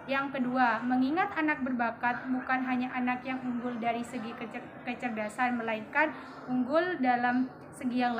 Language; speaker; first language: Indonesian; non-native, local second language; Madurese